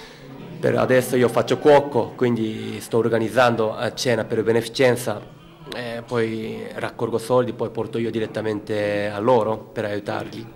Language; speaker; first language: Italian; non-native, learner; Japanese